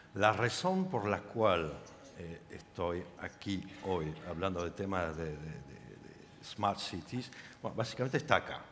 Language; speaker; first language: Spanish; non-native, fluent; French